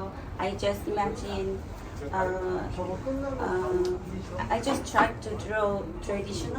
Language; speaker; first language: English; non-native, learner; Korean